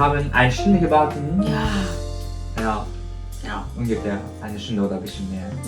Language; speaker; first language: German; non-native, learner; Japanese